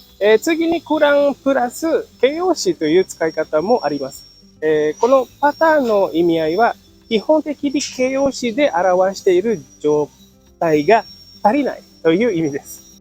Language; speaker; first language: Japanese; non-native, fluent; Indonesian